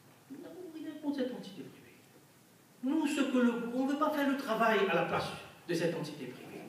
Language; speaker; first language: French; non-native, local second language; Morisyen